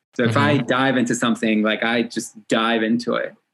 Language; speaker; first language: English; early bilingual, other home language; Hebrew